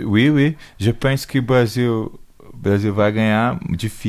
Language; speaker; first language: French; non-native, learner; Portuguese